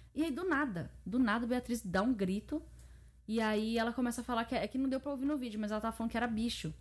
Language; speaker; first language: Portuguese; early bilingual, heritage; Portuguese